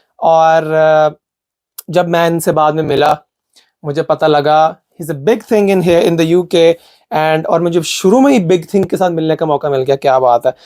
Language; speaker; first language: Urdu; non-native, local second language; Punjabi